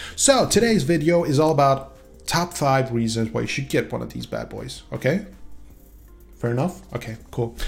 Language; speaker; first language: English; non-native, fluent; Swedish